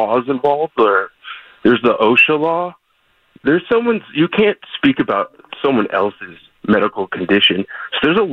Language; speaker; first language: English; native; English